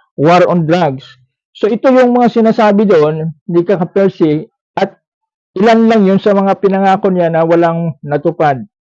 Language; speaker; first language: Filipino; non-native, local second language; Cebuano